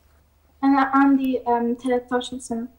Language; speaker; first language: Arabic; early bilingual, heritage; Arabic